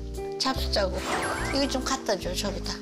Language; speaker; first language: Korean; native; Korean